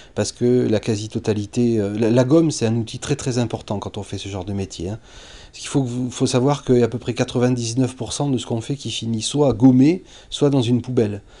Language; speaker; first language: French; native; French